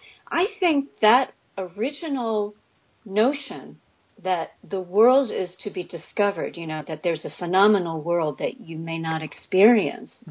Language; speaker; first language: English; native; English